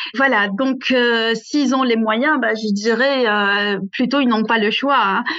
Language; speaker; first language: French; non-native, local second language; Arabic